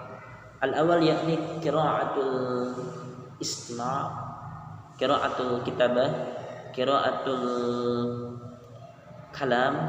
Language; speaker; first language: Arabic; non-native, learner; Indonesian